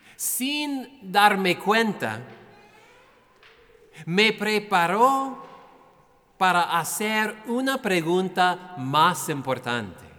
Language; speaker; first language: Spanish; non-native, fluent; English